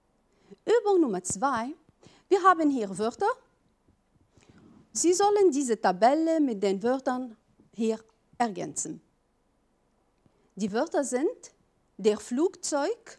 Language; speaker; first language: German; non-native, fluent; Arabic